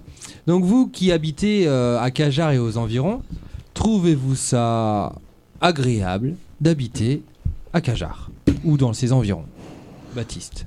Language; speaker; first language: French; native; French